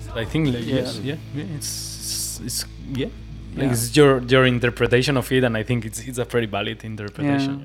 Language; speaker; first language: English; non-native, fluent; Basque